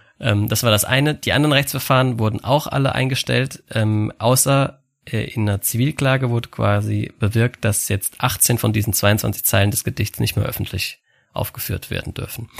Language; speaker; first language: German; native; German